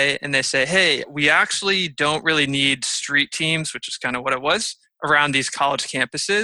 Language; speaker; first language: English; native; English